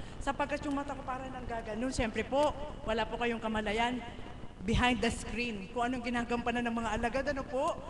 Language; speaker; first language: Filipino; non-native, local second language; Cebuano